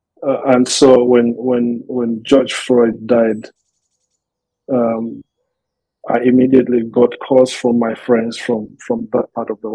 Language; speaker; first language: English; non-native, local second language; Nyanja